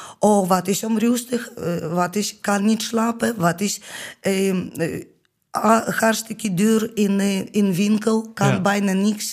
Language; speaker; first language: Dutch; non-native, learner; Ukrainian